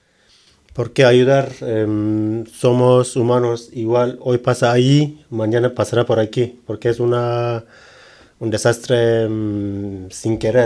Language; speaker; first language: Spanish; non-native, learner; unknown